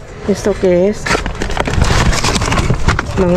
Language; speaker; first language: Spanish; non-native, fluent; Filipino